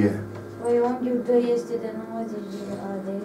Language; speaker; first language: Romanian; native; Romanian